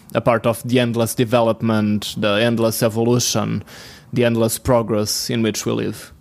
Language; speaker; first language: English; non-native, fluent; Portuguese